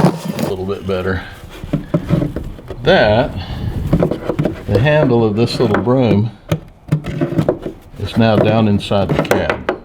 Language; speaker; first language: English; native; English